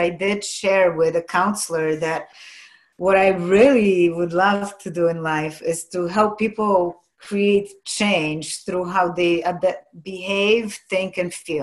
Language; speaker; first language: English; non-native, fluent; Polish